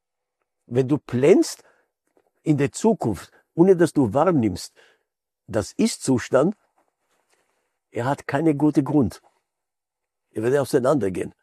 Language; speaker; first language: German; non-native, fluent; Hebrew